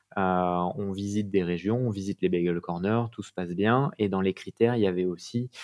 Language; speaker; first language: French; native; French